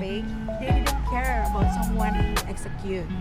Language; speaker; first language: English; non-native, learner; Indonesian